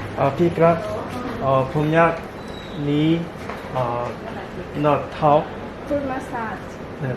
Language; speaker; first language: Thai; non-native, learner; Korean